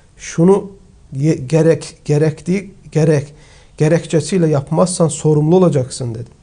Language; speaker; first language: Turkish; early bilingual, heritage; Turkish